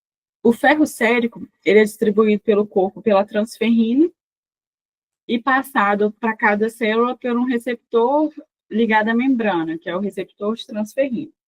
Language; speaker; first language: Portuguese; native; Portuguese